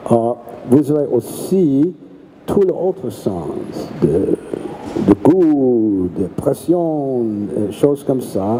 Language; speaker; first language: French; non-native, learner; English